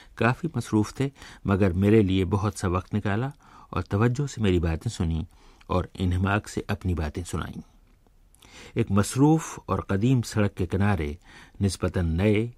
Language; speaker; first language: Urdu; native; Urdu